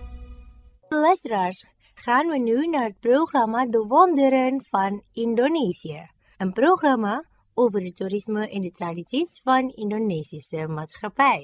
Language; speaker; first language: Dutch; non-native, fluent; Indonesian